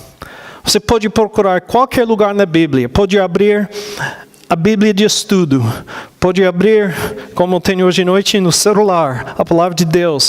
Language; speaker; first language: Portuguese; non-native, fluent; English